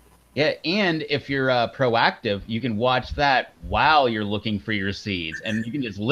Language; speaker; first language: English; native; English